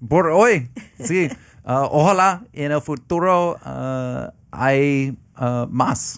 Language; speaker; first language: Spanish; non-native, learner; English